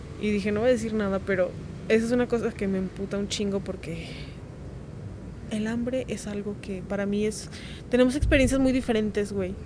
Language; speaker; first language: Spanish; native; Spanish